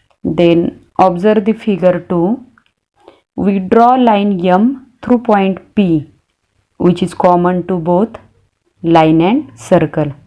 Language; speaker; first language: English; non-native, local second language; Marathi